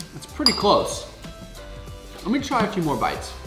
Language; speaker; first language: English; native; English